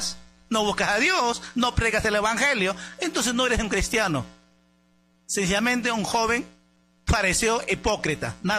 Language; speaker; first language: Spanish; native; Spanish